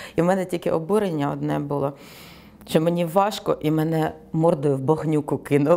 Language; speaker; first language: Ukrainian; native; Ukrainian